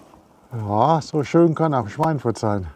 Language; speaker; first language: German; native; German